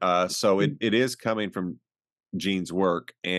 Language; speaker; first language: English; native; English